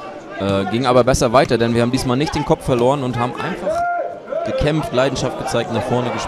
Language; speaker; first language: German; native; German